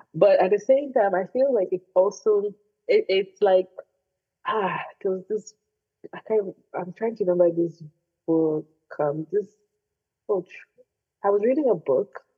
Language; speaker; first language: English; non-native, local second language; Igbo